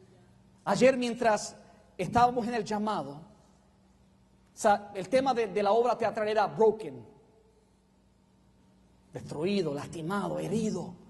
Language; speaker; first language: Spanish; native; Spanish